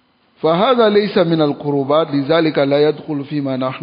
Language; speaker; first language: Arabic; non-native, fluent; French